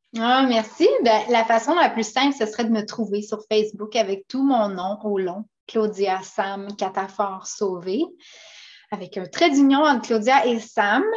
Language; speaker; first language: French; native; French